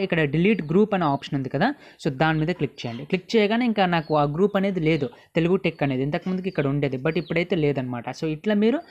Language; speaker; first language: Telugu; native; Telugu